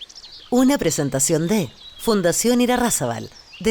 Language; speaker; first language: Spanish; native; Spanish